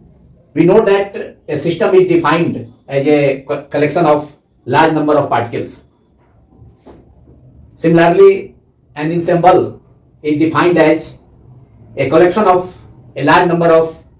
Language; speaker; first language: English; non-native, local second language; Hindi